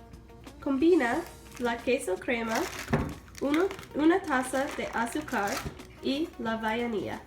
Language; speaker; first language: Spanish; non-native, learner; English